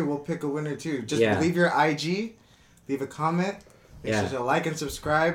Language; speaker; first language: English; early bilingual, other home language; Indonesian